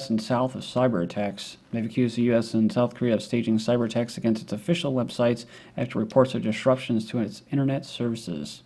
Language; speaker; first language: English; native; English